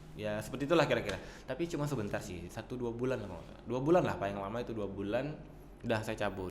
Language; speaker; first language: Indonesian; native; Indonesian